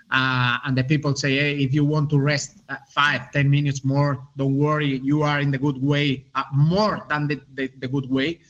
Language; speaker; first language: English; non-native, learner; Spanish